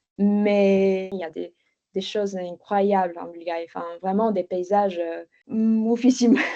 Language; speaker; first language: French; non-native, fluent; Bulgarian